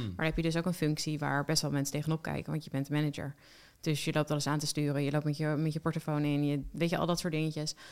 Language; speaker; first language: Dutch; native; Dutch